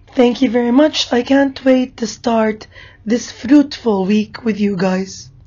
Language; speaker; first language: English; non-native, fluent; Arabic